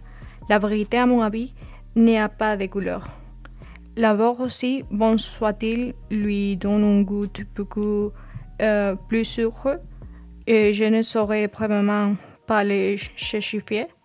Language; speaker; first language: French; non-native, fluent; Spanish